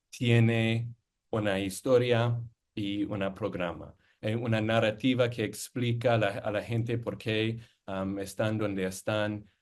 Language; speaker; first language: Spanish; non-native, fluent; English